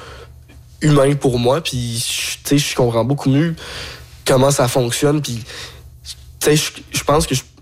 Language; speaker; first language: French; native; French